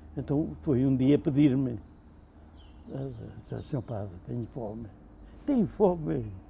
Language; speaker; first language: Portuguese; native; Portuguese